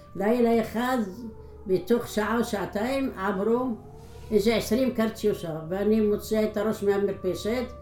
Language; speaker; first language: Hebrew; non-native, fluent; Arabic